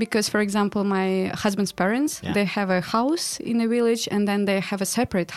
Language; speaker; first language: English; non-native, fluent; Russian